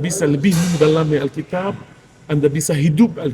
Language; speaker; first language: Indonesian; non-native, fluent; Arabic